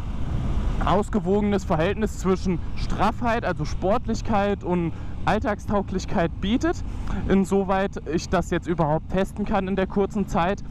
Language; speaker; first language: German; native; German